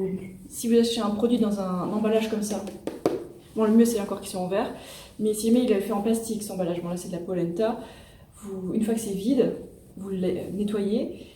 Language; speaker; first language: French; native; French